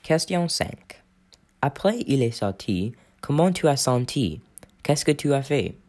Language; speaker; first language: French; non-native, learner; English